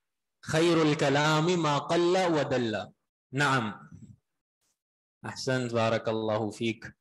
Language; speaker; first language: Arabic; non-native, fluent; Urdu